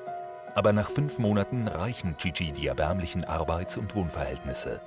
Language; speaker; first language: German; native; German